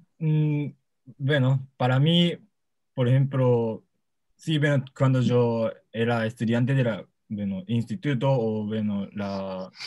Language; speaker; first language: Spanish; non-native, learner; Japanese